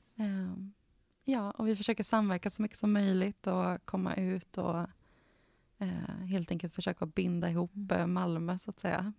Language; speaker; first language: Swedish; native; Swedish